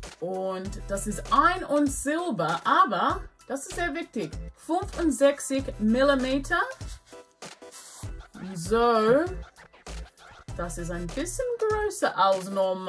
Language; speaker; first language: German; non-native, learner; English